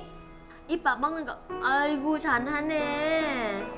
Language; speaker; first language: Korean; non-native, learner; Vietnamese